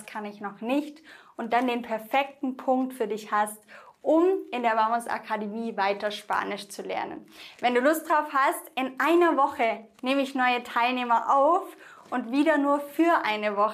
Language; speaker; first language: German; native; German